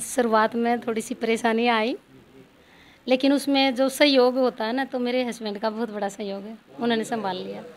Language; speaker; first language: Hindi; native; Hindi